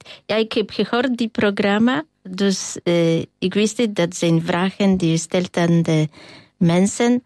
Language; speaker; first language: Dutch; non-native, learner; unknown